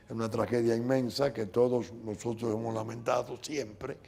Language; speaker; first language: Spanish; native; Spanish